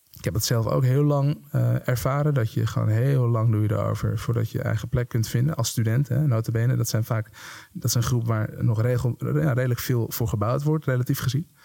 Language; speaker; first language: Dutch; native; Dutch